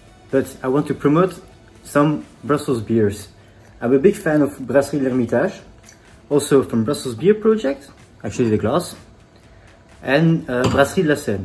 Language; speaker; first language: English; non-native, fluent; French